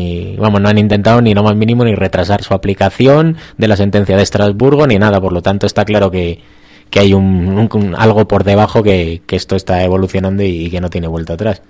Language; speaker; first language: Spanish; native; Spanish